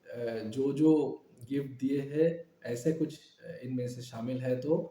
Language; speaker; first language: Hindi; non-native, local second language; Bangla